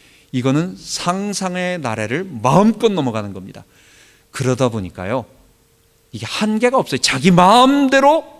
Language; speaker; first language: Korean; native; Korean